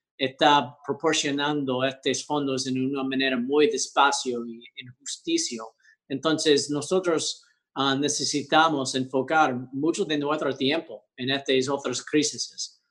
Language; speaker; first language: Spanish; early bilingual, heritage; English